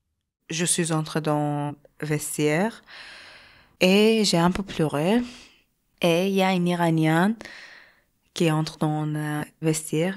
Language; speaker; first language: French; non-native, learner; Persian